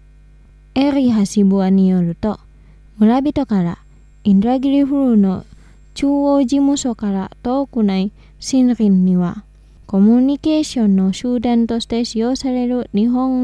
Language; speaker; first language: Japanese; non-native, fluent; Indonesian